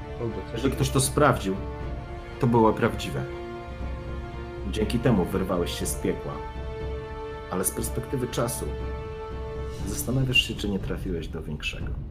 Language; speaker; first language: Polish; native; Polish